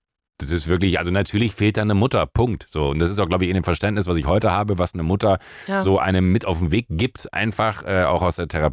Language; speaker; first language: German; native; German